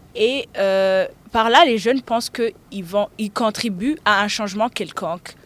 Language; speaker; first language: French; non-native, local second language; Rundi